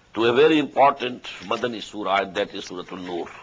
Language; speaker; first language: English; non-native, local second language; Urdu